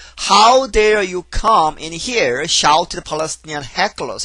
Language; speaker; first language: English; non-native, fluent; Korean